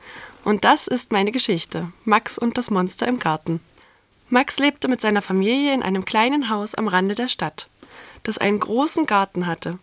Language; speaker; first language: German; native; German